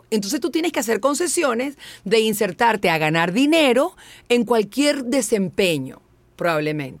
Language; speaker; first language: Spanish; native; Spanish